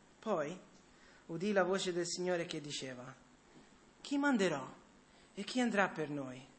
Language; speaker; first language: Italian; early bilingual, other home language; English